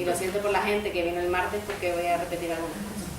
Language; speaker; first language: Spanish; native; Spanish